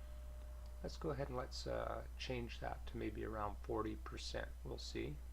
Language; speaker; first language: English; native; English